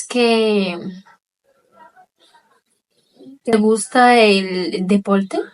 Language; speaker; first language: Spanish; non-native, local second language; Haitian Creole